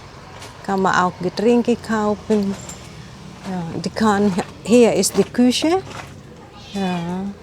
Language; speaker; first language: German; non-native, learner; Filipino